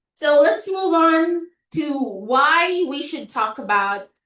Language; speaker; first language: English; non-native, local second language; Filipino